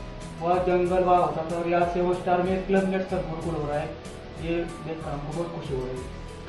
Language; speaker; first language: Hindi; non-native, local second language; Marathi